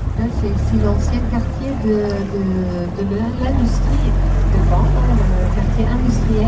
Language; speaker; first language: French; non-native, local second language; Dutch